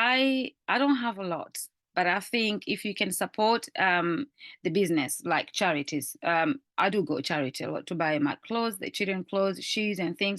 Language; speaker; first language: English; non-native, fluent; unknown